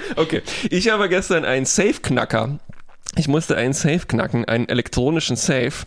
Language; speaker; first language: German; non-native, fluent; Polish